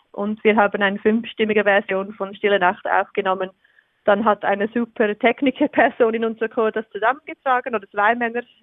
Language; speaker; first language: German; non-native, fluent; English